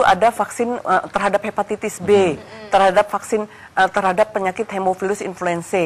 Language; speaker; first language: Indonesian; native; Indonesian